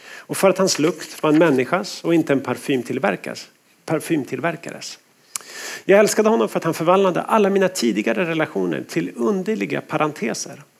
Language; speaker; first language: Swedish; native; Swedish